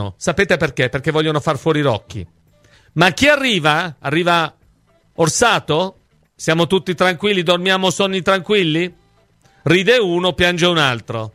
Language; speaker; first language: Italian; native; Italian